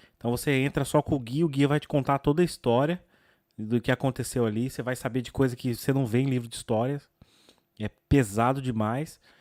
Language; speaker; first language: Portuguese; native; Portuguese